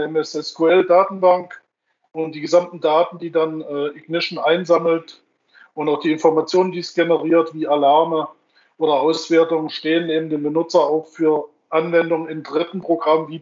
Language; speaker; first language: German; native; German